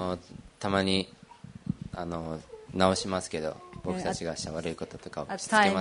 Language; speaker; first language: Japanese; early bilingual, other home language; Portuguese